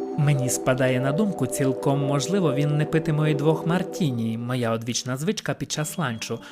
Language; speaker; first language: Ukrainian; native; Ukrainian